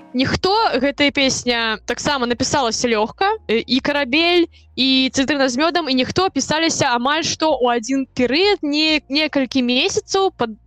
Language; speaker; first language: Belarusian; non-native, local second language; Russian